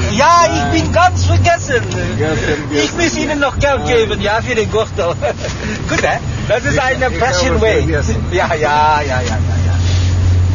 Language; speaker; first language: German; non-native, learner; Dutch